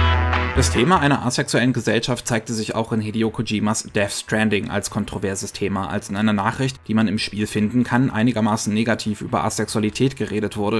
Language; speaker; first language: German; native; German